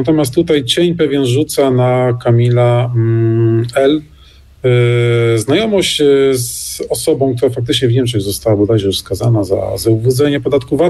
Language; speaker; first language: Polish; native; Polish